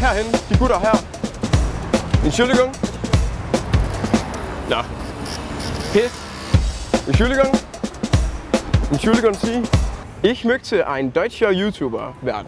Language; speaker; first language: German; non-native, learner; Danish